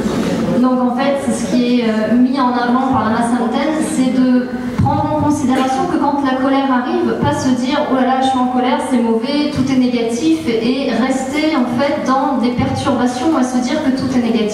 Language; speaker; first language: French; native; French